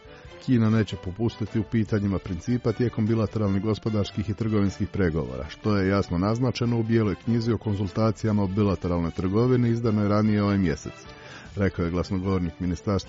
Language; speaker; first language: Croatian; non-native, fluent; Chinese